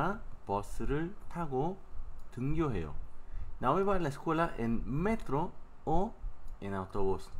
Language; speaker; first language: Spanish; non-native, fluent; Korean